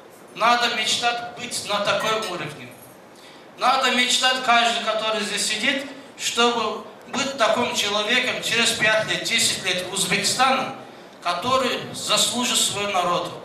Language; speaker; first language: Russian; non-native, fluent; Azerbaijani